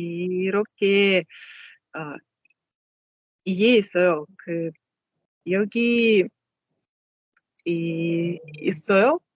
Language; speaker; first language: Korean; non-native, learner; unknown